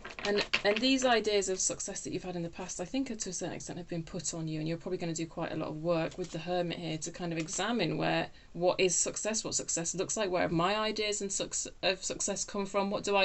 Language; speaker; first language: English; native; English